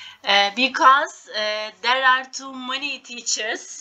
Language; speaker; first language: English; non-native, learner; Turkish